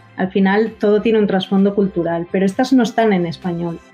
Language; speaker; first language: Spanish; non-native, fluent; Japanese